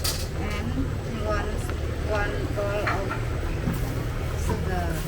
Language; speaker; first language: English; non-native, learner; Khmer